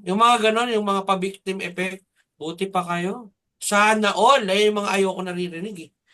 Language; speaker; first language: Filipino; native; Filipino